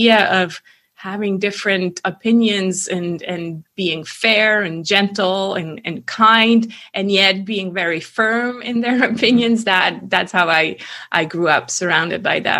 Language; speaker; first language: English; non-native, fluent; Swiss German